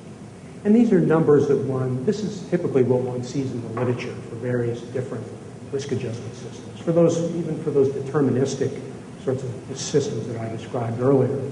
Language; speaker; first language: English; native; English